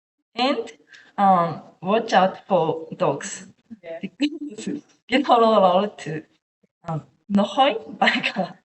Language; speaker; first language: English; non-native, learner; Japanese